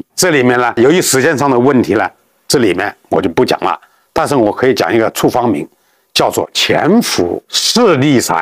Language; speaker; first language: Chinese; native; Chinese